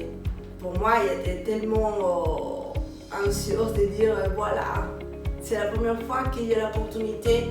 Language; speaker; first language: French; non-native, learner; Spanish